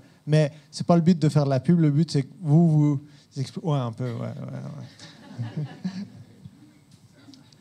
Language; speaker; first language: French; native; French